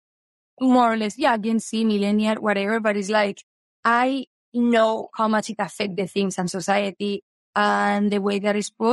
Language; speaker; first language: English; non-native, fluent; Spanish